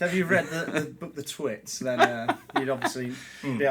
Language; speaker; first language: English; native; English